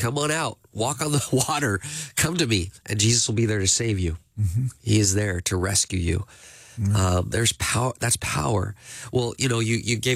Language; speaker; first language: English; native; English